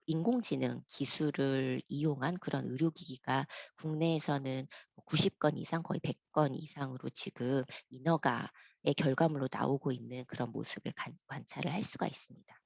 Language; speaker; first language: Korean; native; Korean